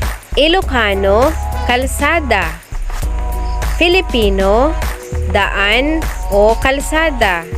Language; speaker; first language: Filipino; non-native, local second language; Iloko